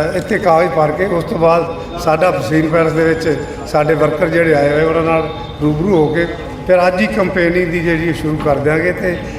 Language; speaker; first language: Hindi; non-native, local second language; Punjabi